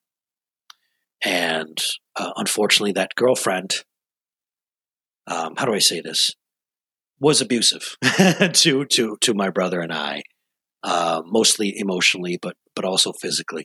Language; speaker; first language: English; native; English